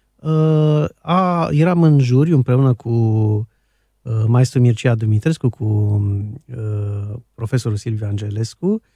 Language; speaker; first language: Romanian; native; Romanian